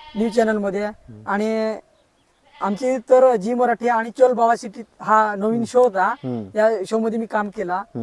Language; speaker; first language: Marathi; non-native, local second language; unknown